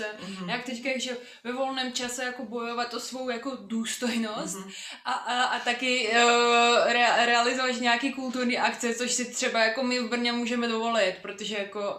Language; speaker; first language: Czech; non-native, fluent; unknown